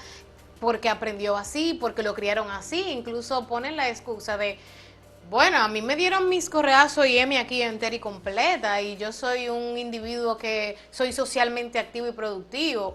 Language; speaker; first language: Spanish; native; Spanish